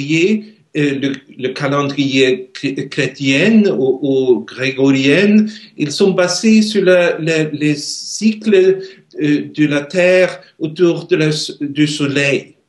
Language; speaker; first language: French; non-native, learner; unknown